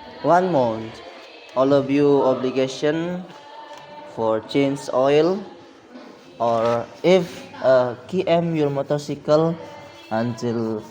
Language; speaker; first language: English; non-native, learner; Indonesian